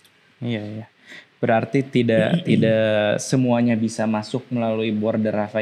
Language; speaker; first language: Indonesian; non-native, local second language; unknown